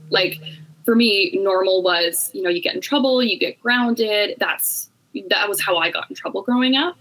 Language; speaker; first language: English; native; English